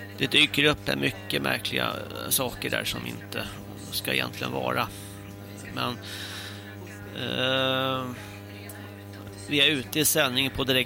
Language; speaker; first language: Swedish; native; Swedish